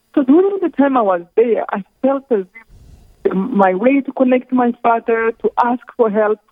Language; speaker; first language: English; non-native, local second language; Kinyarwanda